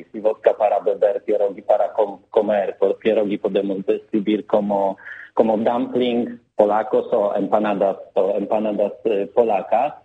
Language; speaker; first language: Spanish; non-native, learner; Polish